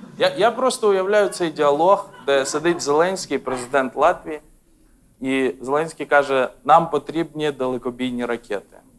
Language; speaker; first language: Ukrainian; non-native, local second language; Russian